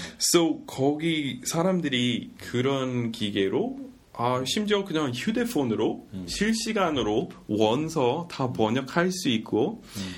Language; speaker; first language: Korean; non-native, fluent; English